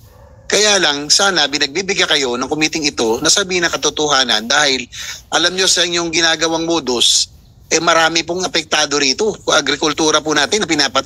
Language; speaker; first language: Filipino; native; Filipino